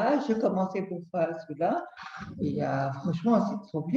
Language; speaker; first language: French; non-native, learner; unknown